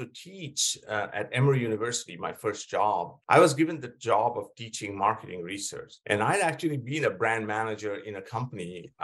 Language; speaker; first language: English; non-native, local second language; Bangla